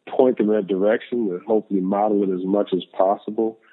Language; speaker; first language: English; native; English